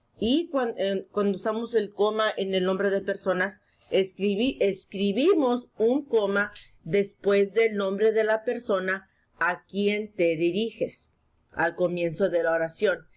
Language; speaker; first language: Spanish; early bilingual, heritage; Spanish